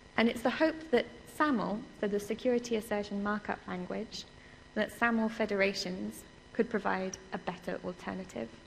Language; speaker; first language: English; native; English